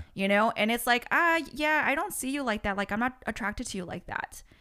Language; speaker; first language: English; early bilingual, other home language; Spanish